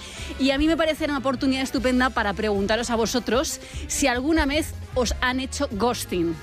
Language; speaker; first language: Spanish; native; Spanish